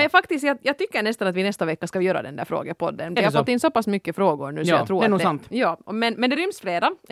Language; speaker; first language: Swedish; native; Swedish